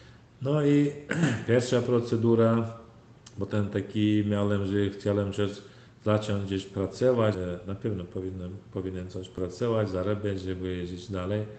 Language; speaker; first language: Polish; non-native, learner; Turkmen